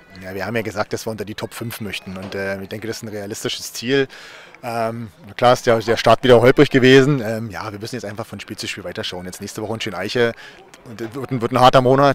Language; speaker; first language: German; native; German